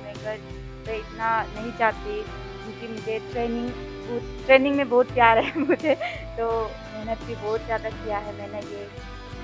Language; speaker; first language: Hindi; non-native, local second language; Manipuri